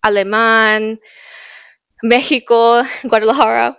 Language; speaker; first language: Spanish; early bilingual, heritage; Spanish